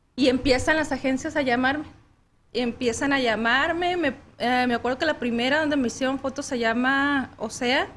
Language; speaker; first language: Spanish; native; Spanish